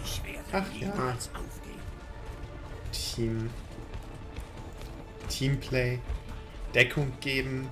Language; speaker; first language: German; native; German